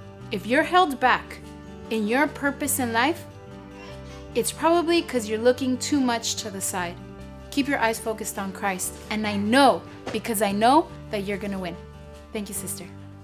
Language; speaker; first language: English; early bilingual, other home language; Spanish